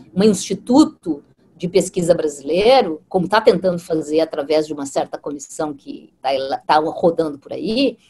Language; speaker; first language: Portuguese; native; Portuguese